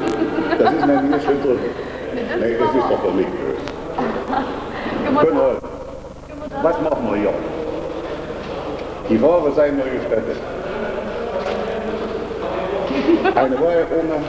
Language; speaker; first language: German; native; German